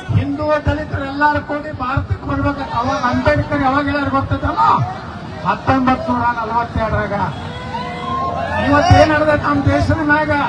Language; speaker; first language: Kannada; native; Kannada